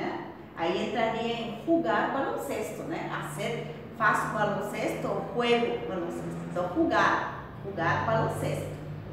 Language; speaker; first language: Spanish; non-native, fluent; Portuguese